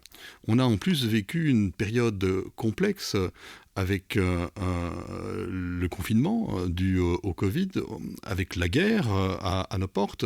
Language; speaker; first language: French; native; French